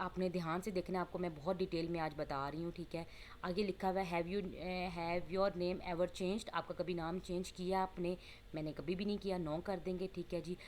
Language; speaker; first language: Hindi; non-native, local second language; Punjabi